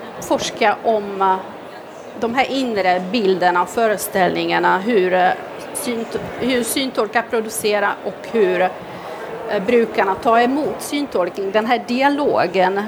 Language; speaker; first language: Swedish; non-native, fluent; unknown